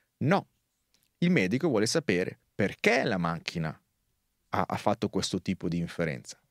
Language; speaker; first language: Italian; native; Italian